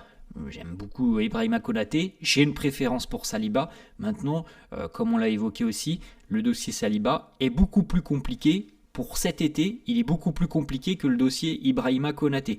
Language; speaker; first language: French; native; French